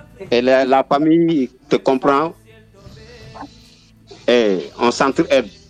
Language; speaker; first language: French; non-native, local second language; Wolof